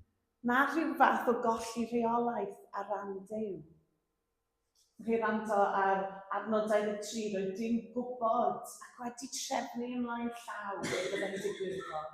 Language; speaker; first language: Welsh; native; Welsh